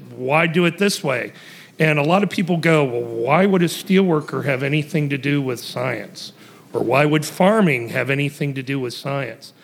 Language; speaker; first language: English; native; English